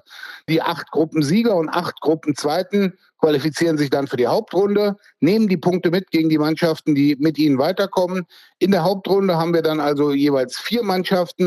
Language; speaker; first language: German; native; German